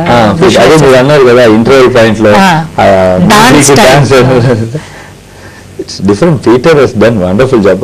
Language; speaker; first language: Telugu; non-native, learner; Tamil